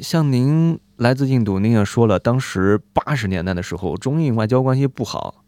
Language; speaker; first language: Chinese; native; Chinese